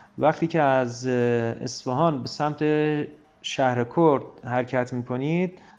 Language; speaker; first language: Persian; native; Persian